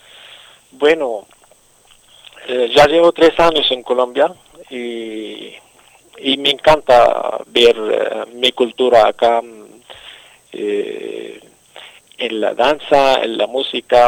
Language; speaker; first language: Spanish; non-native, local second language; Arabic